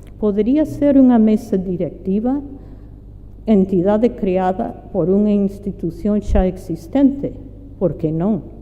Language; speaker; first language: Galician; non-native, fluent; English